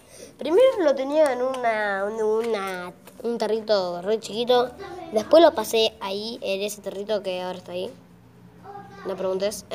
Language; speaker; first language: Spanish; native; Spanish